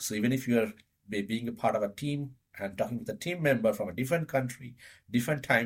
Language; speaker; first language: English; non-native, local second language; Bangla